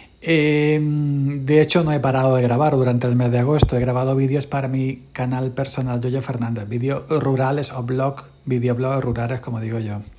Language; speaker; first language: Spanish; native; Spanish